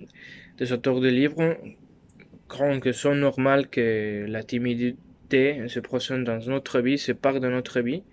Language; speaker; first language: French; non-native, learner; Spanish